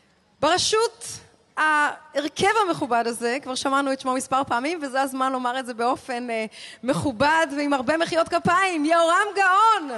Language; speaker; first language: Hebrew; native; Hebrew